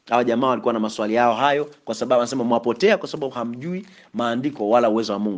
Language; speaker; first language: Swahili; native; Swahili